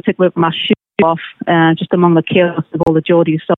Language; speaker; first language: English; native; English